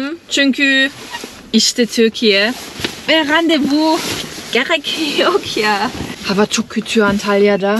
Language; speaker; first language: Turkish; non-native, learner; German